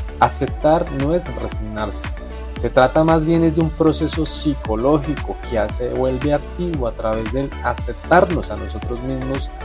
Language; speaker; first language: Spanish; native; Spanish